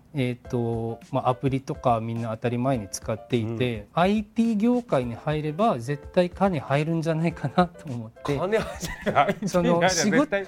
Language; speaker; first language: Japanese; non-native, fluent; Filipino